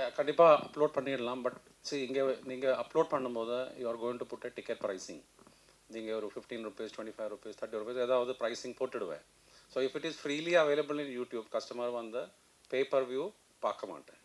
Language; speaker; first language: Tamil; non-native, fluent; Malayalam